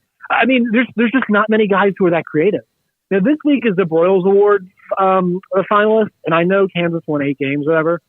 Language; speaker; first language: English; native; English